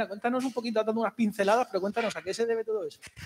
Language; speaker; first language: Spanish; native; Spanish